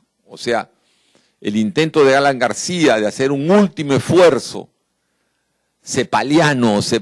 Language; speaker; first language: Spanish; native; Spanish